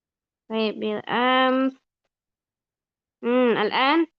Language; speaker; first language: Arabic; non-native, fluent; Indonesian